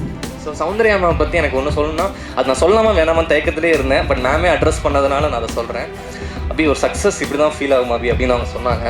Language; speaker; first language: Tamil; native; Tamil